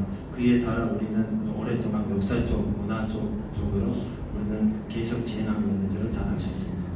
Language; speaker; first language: Korean; non-native, fluent; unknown